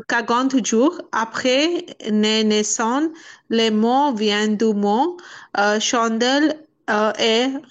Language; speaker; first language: French; non-native, learner; Dutch